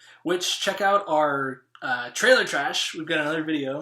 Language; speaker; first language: English; native; English